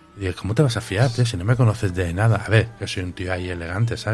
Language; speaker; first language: Spanish; native; Spanish